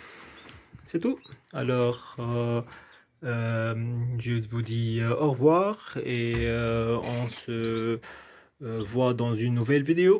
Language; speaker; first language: French; non-native, local second language; Arabic